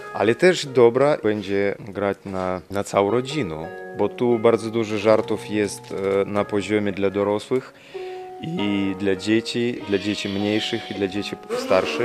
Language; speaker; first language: Polish; non-native, learner; Russian